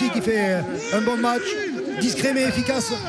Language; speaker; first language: French; native; French